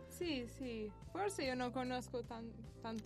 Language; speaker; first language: Italian; non-native, learner; Portuguese